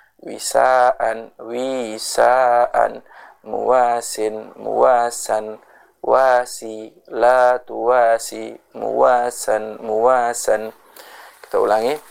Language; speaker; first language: Arabic; non-native, fluent; Indonesian